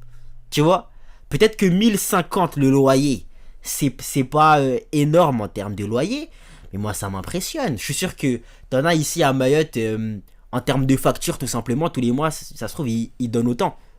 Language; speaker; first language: French; native; French